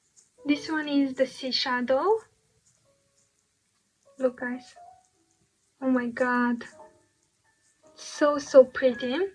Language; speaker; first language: English; non-native, fluent; Romanian